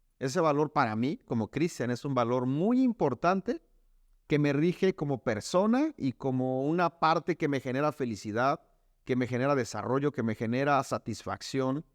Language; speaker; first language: Spanish; native; Spanish